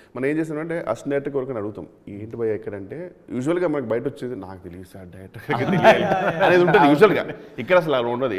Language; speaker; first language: Telugu; native; Telugu